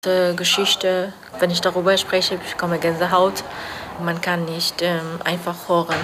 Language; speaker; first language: German; non-native, learner; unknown